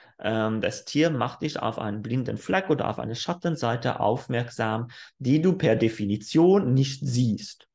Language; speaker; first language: German; non-native, fluent; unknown